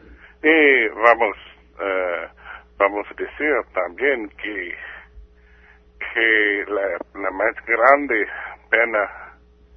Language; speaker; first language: Spanish; non-native, fluent; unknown